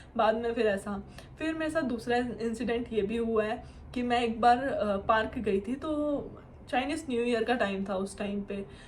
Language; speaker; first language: Hindi; native; Hindi